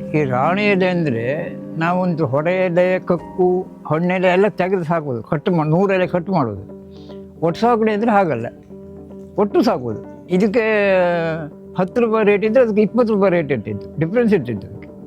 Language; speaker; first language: Kannada; native; Kannada